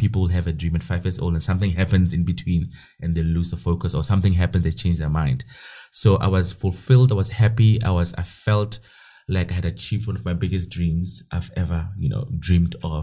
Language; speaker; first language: English; non-native, local second language; Southern Sotho